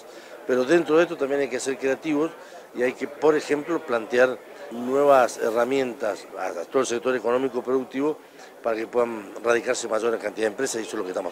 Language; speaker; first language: Spanish; native; Spanish